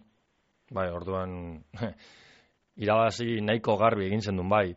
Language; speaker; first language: Basque; native; Basque